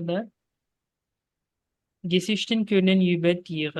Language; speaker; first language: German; non-native, fluent; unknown